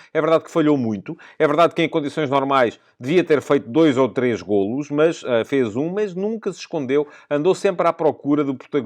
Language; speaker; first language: Portuguese; native; Portuguese